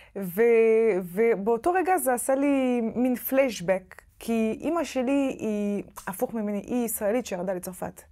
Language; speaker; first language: Hebrew; non-native, fluent; French